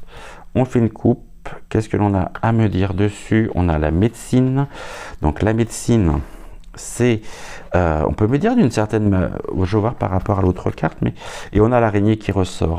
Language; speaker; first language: French; native; French